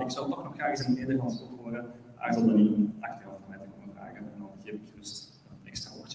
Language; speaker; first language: Dutch; native; Dutch